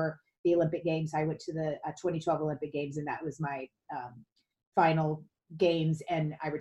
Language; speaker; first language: English; native; English